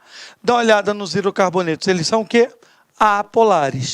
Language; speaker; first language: Portuguese; native; Portuguese